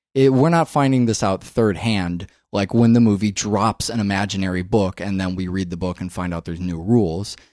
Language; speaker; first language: English; native; English